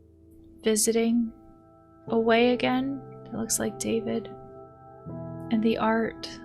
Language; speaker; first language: English; native; English